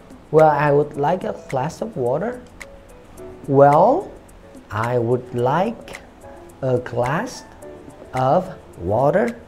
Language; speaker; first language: English; non-native, fluent; Vietnamese